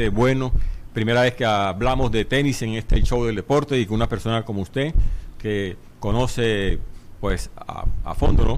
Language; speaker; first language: Spanish; native; Spanish